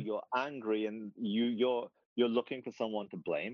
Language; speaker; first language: English; native; English